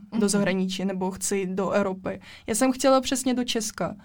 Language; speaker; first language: Czech; non-native, fluent; Russian